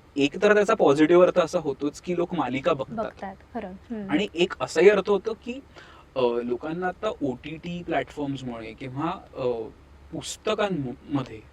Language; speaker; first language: Marathi; native; Marathi